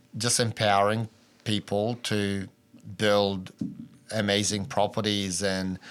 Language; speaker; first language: English; early bilingual, other home language; Albanian